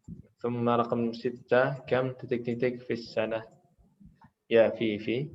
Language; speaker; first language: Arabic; non-native, fluent; Indonesian